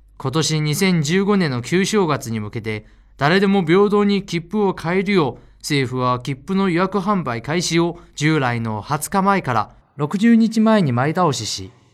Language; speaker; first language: Japanese; non-native, fluent; Chinese